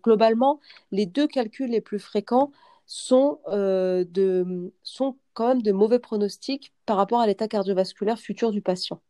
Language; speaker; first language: French; native; French